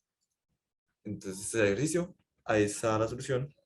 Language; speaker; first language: Spanish; native; Spanish